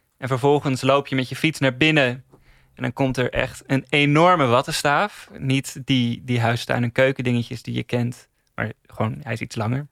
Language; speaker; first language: Dutch; native; Dutch